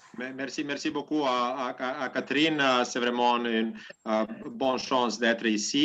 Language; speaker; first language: French; non-native, learner; Serbian